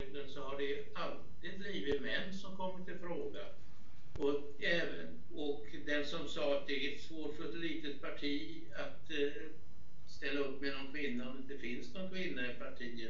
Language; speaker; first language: Swedish; native; Swedish